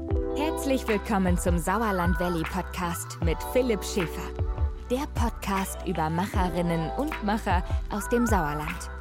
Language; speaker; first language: German; native; German